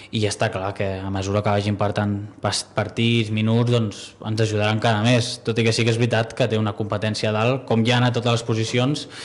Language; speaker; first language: Catalan; native; Catalan